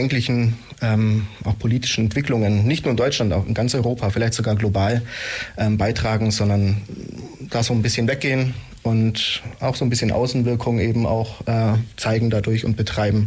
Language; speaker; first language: German; native; German